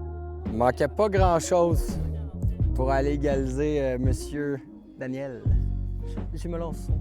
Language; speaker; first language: French; native; French